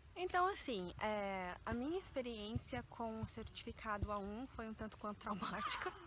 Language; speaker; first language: Portuguese; native; Portuguese